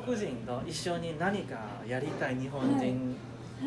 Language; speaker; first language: Japanese; non-native, fluent; Chinese